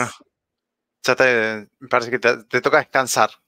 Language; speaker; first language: Spanish; native; Spanish